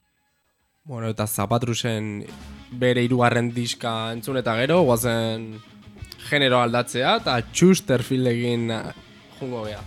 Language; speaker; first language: Basque; native; Basque